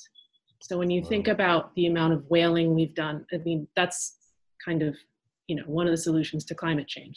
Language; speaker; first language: English; early bilingual, other home language; French